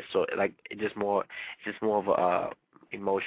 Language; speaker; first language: English; non-native, fluent; Spanish